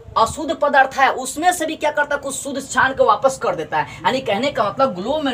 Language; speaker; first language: Hindi; native; Hindi